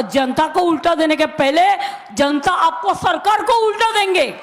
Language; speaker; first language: Hindi; non-native, local second language; Bangla